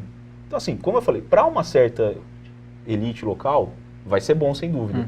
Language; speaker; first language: Portuguese; native; Portuguese